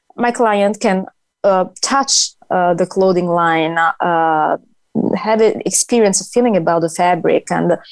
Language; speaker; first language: English; non-native, fluent; Italian